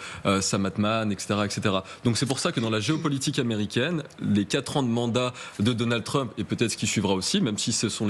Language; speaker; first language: French; native; French